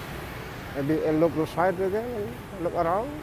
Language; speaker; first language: English; non-native, learner; Indonesian